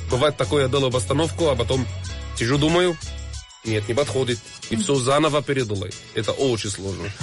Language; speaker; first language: Russian; non-native, fluent; Arabic